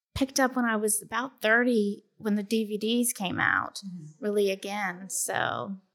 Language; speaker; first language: English; native; English